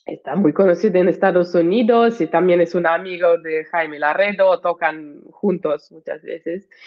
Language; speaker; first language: Spanish; non-native, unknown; Russian